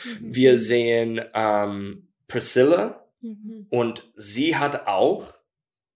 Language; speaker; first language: German; non-native, learner; English